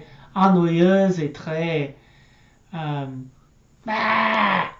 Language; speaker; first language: French; non-native, learner; English